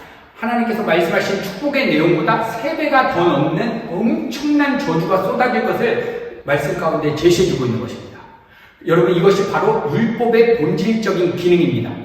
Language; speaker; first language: Korean; native; Korean